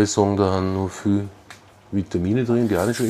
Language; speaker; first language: German; native; German